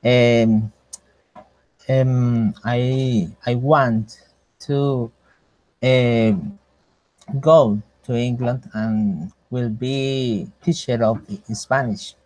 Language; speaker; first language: English; non-native, learner; Spanish